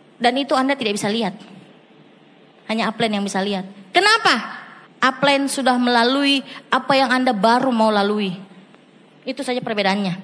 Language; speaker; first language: Indonesian; native; Indonesian